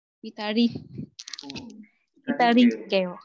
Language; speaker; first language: Korean; non-native, learner; Vietnamese